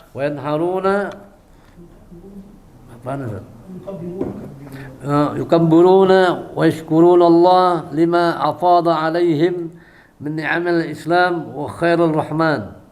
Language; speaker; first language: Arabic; non-native, learner; Indonesian